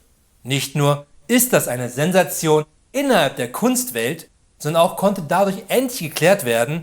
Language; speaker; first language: German; native; German